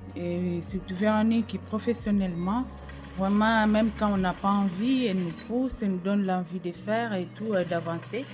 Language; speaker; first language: French; non-native, learner; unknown